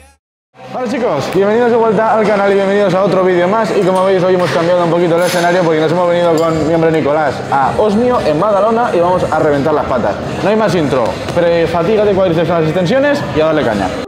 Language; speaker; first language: Spanish; native; Spanish